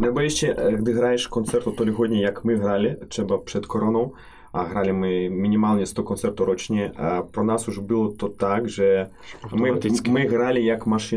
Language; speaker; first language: Czech; non-native, learner; Russian